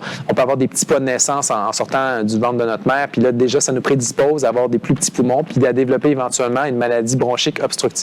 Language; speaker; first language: French; native; French